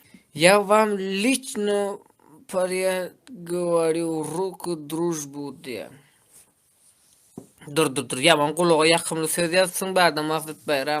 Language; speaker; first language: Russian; non-native, learner; Turkmen